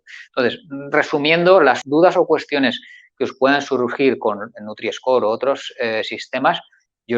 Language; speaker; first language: Spanish; native; Spanish